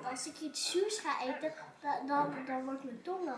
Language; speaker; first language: Dutch; early bilingual, other home language; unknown